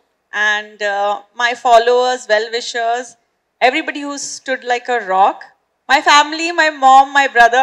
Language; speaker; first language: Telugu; non-native, fluent; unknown